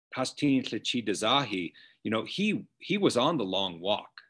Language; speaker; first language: English; native; English